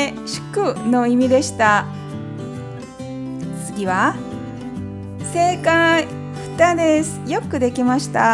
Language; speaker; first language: Japanese; non-native, fluent; Korean